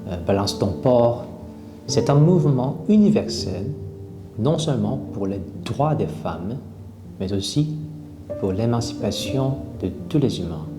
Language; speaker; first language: French; non-native, fluent; Korean